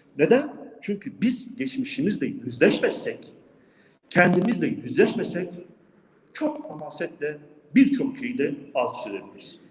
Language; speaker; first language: Turkish; non-native, local second language; Kurdish